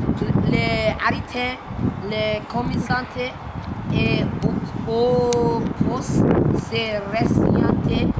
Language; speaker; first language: French; non-native, learner; English